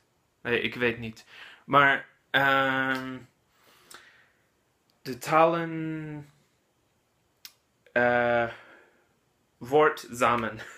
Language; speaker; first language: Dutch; non-native, learner; English